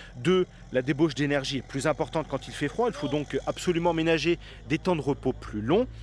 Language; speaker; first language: French; native; French